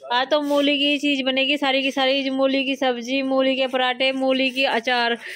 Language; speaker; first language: Hindi; native; Hindi